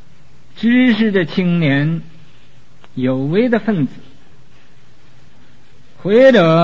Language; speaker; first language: Chinese; native; Chinese